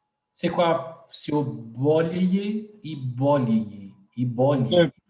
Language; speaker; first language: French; non-native, fluent; Portuguese